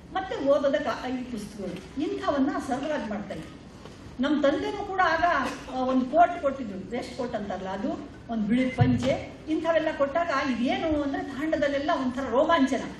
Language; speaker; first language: Kannada; non-native, local second language; Lambadi